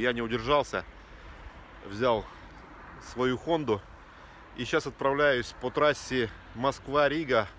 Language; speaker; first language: Russian; native; Russian